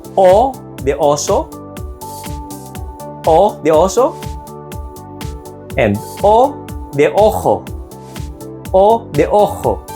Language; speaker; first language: Spanish; non-native, fluent; Filipino